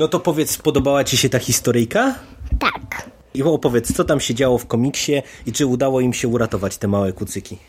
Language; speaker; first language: Polish; native; Polish